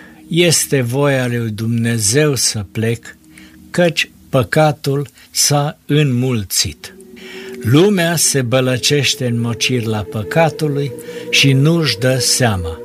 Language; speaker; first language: Romanian; native; Romanian